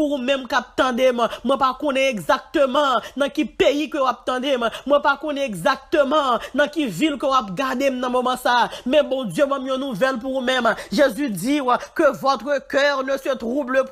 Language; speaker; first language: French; non-native, local second language; Haitian Creole